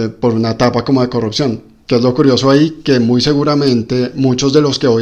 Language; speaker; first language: Spanish; native; Spanish